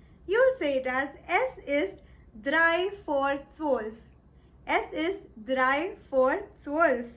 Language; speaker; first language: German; non-native, fluent; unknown